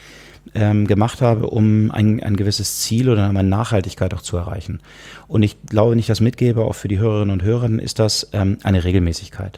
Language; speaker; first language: German; native; German